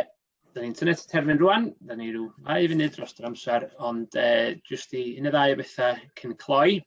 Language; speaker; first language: Welsh; native; Welsh